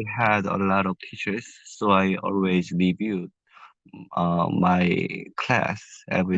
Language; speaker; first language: English; non-native, learner; Korean